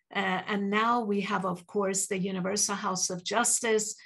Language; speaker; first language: English; early bilingual, other home language; Persian